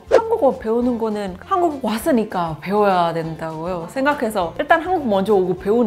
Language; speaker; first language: Korean; non-native, fluent; Indonesian